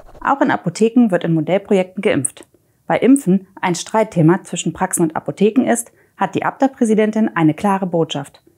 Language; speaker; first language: German; native; German